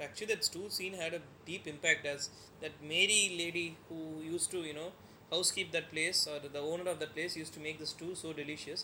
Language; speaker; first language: English; non-native, local second language; Tamil